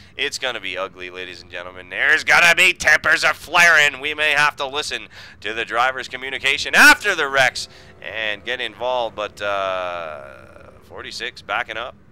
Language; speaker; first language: English; native; English